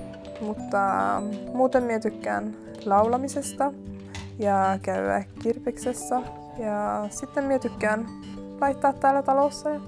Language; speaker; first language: Finnish; non-native, local second language; Swedish